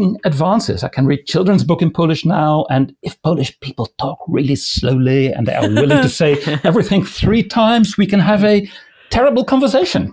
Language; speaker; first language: English; non-native, fluent; Limburgish